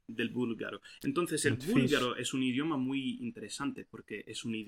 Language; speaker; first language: Spanish; non-native, fluent; English